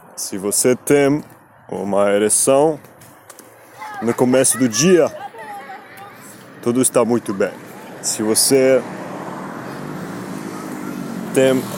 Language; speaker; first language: Portuguese; non-native, learner; Spanish